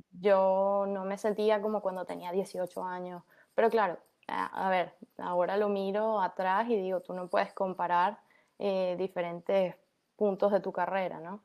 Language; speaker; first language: Spanish; native; Spanish